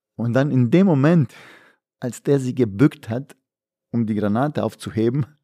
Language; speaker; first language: German; non-native, fluent; Bosnian